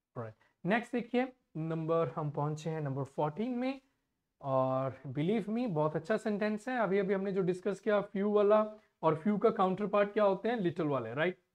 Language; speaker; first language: Hindi; non-native, local second language; Punjabi